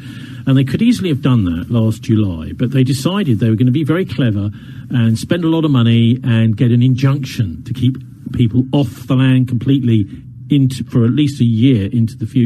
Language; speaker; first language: English; native; English